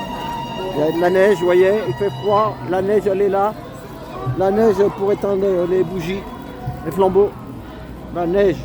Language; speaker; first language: French; native; French